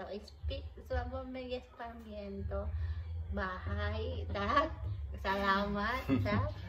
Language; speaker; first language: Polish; non-native, learner; Cebuano